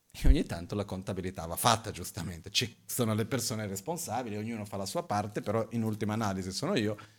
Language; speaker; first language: Italian; non-native, fluent; Portuguese